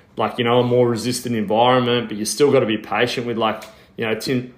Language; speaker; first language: English; native; English